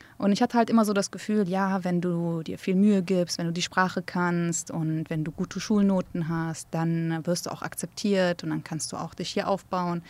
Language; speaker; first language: German; early bilingual, other home language; Central Kurdish